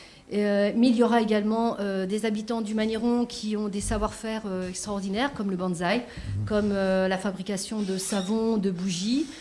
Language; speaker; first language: French; native; French